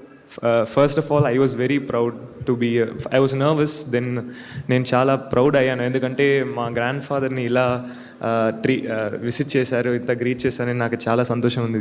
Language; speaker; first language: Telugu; non-native, local second language; Tamil